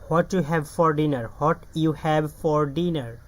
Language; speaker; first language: English; non-native, learner; Bangla